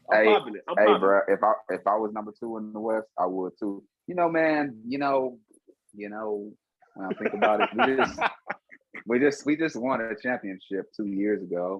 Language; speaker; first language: English; native; English